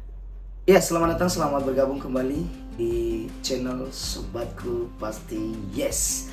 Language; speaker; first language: Indonesian; native; Indonesian